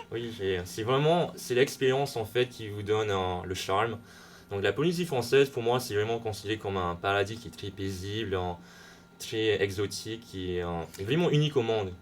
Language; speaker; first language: French; non-native, local second language; Hakka Chinese